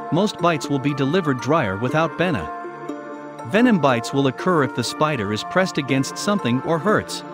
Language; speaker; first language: English; native; English